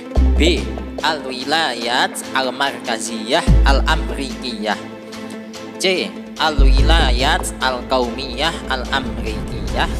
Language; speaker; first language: Arabic; non-native, fluent; Indonesian